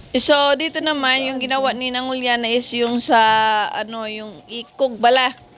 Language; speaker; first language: Filipino; non-native, local second language; Cebuano